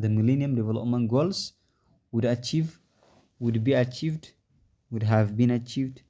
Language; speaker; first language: English; non-native, local second language; Amharic